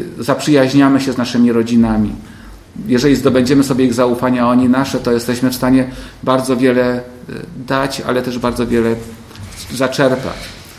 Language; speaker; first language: Polish; native; Polish